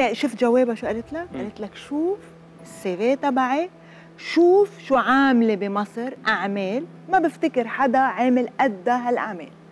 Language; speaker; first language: Arabic; native; Arabic